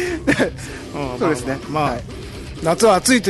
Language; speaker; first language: Japanese; native; Japanese